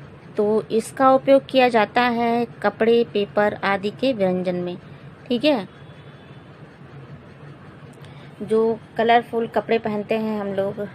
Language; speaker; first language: Hindi; native; Hindi